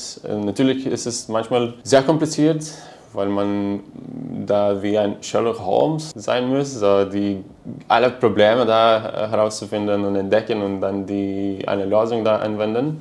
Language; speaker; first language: German; non-native, learner; Lithuanian